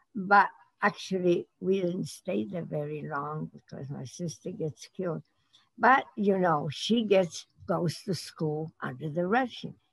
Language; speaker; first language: English; non-native, fluent; Polish